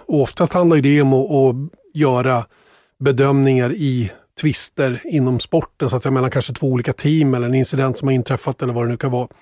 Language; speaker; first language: Swedish; native; Swedish